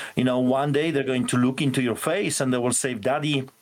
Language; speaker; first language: English; non-native, fluent; Polish